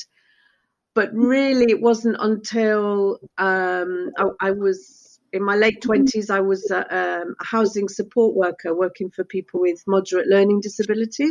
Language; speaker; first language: English; early bilingual, other home language; Spanish